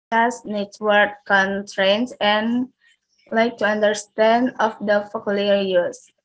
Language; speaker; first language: English; non-native, learner; Indonesian